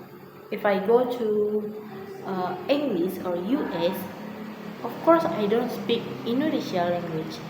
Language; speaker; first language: English; non-native, learner; Indonesian